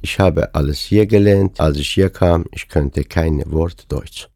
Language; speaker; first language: German; non-native, fluent; Persian